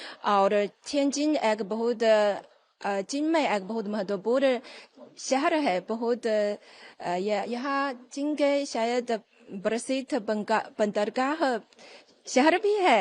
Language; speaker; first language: Hindi; non-native, fluent; Chinese